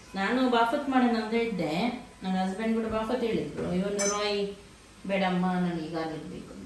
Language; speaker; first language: Kannada; native; Kannada